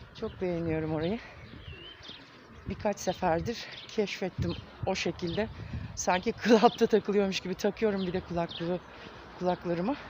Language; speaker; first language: Turkish; native; Turkish